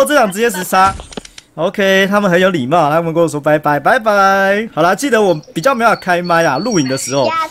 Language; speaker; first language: Chinese; native; Chinese